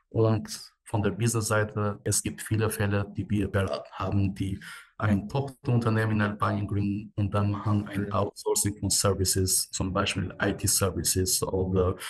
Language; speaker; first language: German; non-native, fluent; Albanian